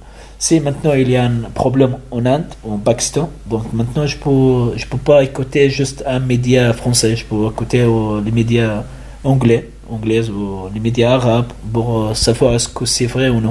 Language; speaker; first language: French; non-native, learner; Arabic